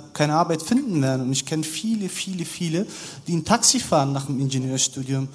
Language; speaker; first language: German; native; German